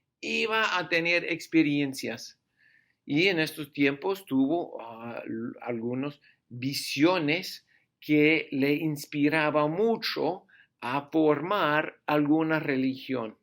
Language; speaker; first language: Spanish; non-native, fluent; English